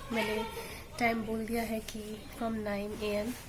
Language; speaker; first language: Hindi; non-native, local second language; Assamese